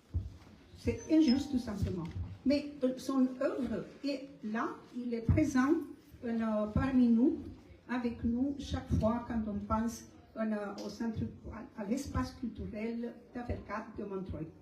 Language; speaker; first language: French; non-native, fluent; Romanian